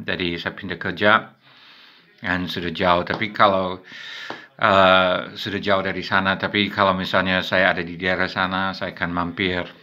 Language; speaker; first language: Indonesian; non-native, fluent; English